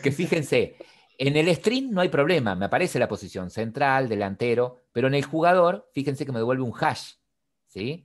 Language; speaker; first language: Spanish; native; Spanish